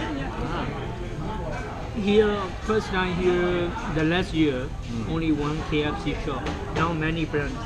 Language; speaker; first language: English; non-native, learner; Burmese